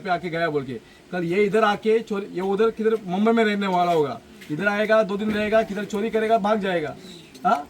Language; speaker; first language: Hindi; non-native, local second language; Konkani